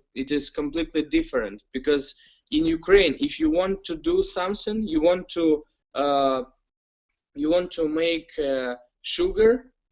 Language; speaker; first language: English; non-native, learner; Ukrainian